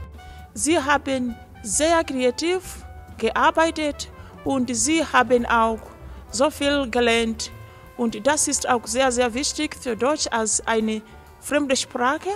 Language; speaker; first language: German; non-native, fluent; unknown